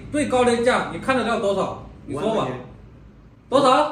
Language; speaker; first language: Chinese; native; Chinese